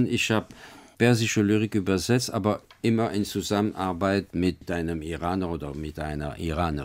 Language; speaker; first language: German; non-native, fluent; French